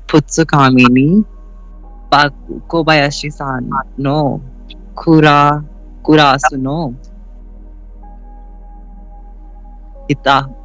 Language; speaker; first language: Japanese; non-native, learner; Hindi